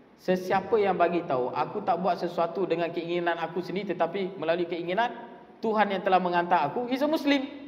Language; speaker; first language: Malay; non-native, local second language; Tamil